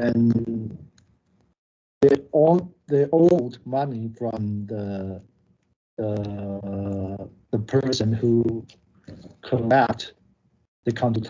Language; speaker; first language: English; non-native, learner; Chinese